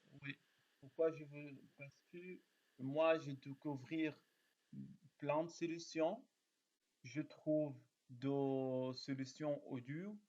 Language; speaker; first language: French; non-native, learner; Arabic